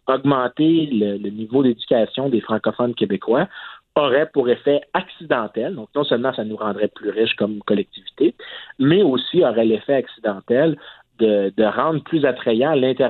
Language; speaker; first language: French; native; French